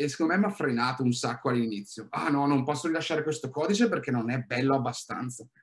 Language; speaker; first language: Italian; native; Italian